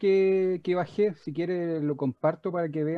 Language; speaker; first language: Spanish; native; Spanish